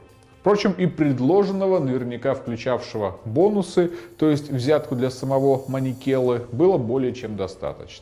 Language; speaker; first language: Russian; native; Russian